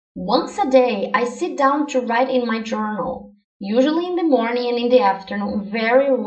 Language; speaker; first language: English; non-native, fluent; Portuguese